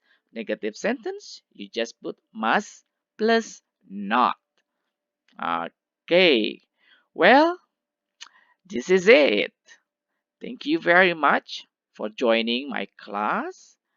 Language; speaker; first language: English; non-native, learner; Indonesian